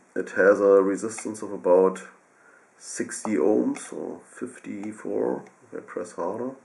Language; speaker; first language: English; non-native, fluent; German